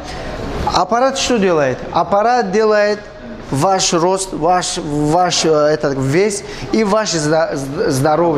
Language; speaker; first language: Russian; non-native, fluent; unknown